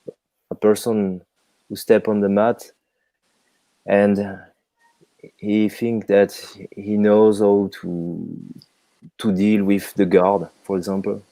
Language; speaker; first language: English; non-native, fluent; French